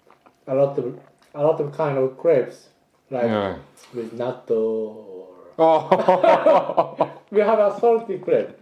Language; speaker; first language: English; non-native, fluent; Japanese